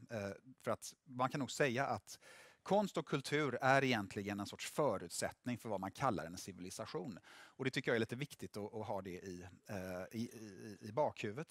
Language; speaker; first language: Swedish; native; Swedish